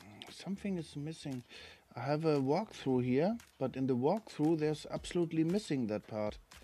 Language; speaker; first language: English; non-native, fluent; German